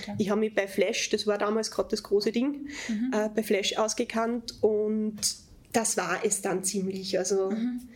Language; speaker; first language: German; native; German